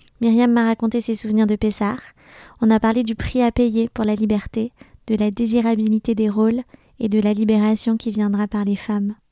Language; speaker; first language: French; native; French